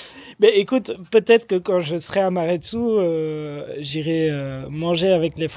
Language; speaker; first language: French; native; French